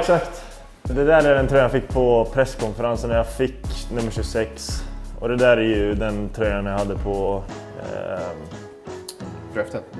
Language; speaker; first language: Swedish; native; Swedish